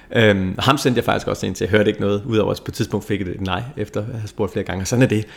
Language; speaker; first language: Danish; native; Danish